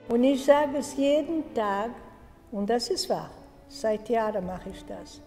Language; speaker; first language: German; non-native, fluent; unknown